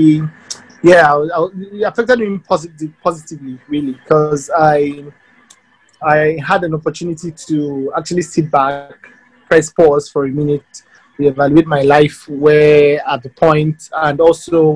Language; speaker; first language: English; non-native, local second language; Yoruba